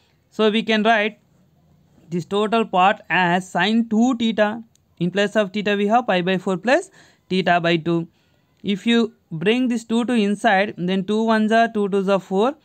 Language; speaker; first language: English; non-native, local second language; Telugu